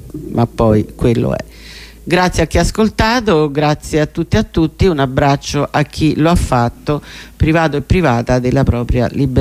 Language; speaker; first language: Italian; native; Italian